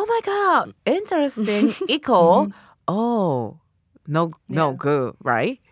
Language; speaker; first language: English; non-native, learner; Japanese